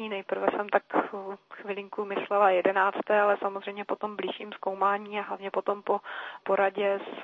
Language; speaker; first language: Czech; native; Czech